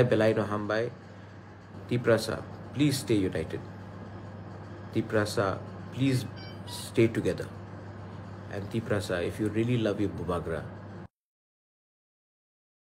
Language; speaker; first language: Hindi; non-native, local second language; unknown